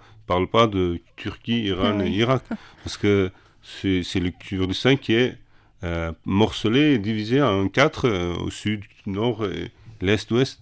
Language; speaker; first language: French; non-native, fluent; Kurdish